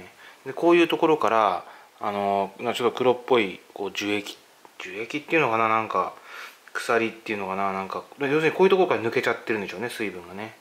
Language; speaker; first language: Japanese; native; Japanese